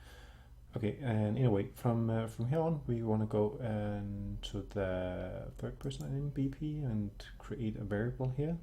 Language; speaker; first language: English; non-native, fluent; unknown